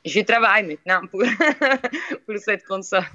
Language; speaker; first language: French; non-native, learner; Italian